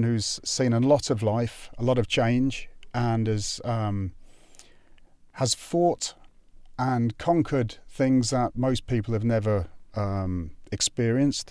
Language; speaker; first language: English; native; English